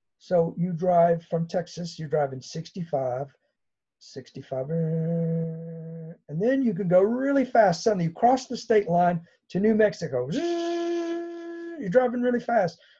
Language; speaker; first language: English; native; English